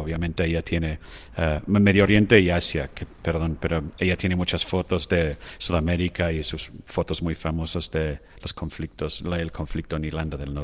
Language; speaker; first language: Spanish; non-native, fluent; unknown